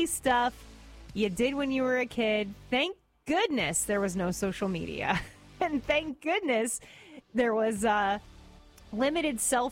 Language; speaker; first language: English; native; English